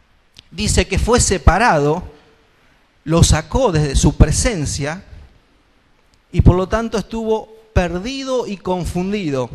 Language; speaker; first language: Spanish; native; Spanish